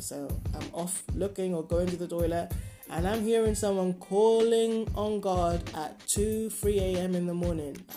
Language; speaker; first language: English; non-native, local second language; Yoruba